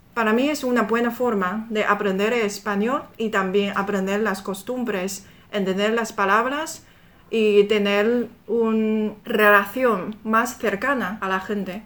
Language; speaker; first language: Spanish; non-native, fluent; Chinese